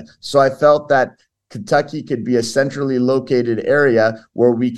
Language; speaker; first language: English; early bilingual, other home language; Portuguese